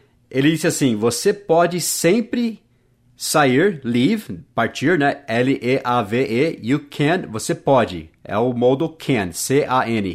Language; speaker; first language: Portuguese; non-native, fluent; English